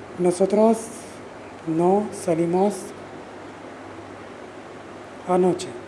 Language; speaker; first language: Spanish; non-native, learner; Urdu